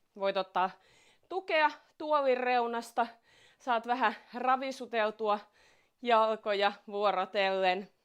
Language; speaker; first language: Finnish; native; Finnish